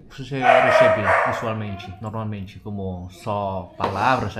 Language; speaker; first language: Portuguese; non-native, learner; Indonesian